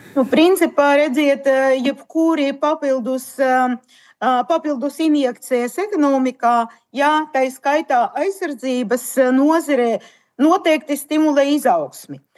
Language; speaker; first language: Latvian; non-native, local second language; Russian